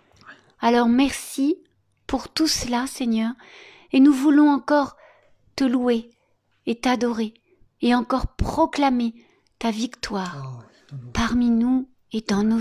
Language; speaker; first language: French; native; French